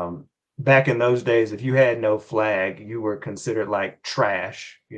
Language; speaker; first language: English; native; English